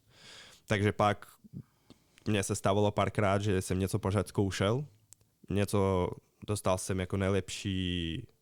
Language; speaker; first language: Czech; non-native, fluent; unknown